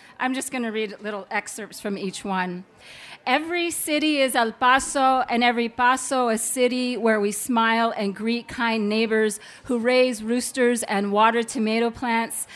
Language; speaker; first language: English; native; English